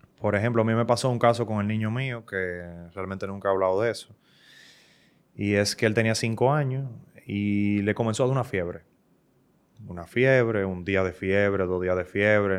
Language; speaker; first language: Spanish; native; Spanish